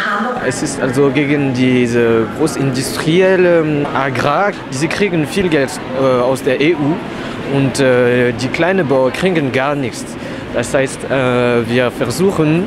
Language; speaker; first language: German; non-native, learner; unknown